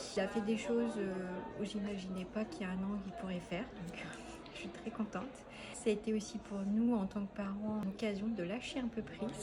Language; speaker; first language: French; native; French